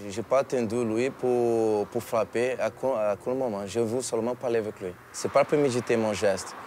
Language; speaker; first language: French; non-native, learner; Portuguese